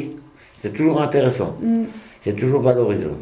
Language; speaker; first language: French; native; French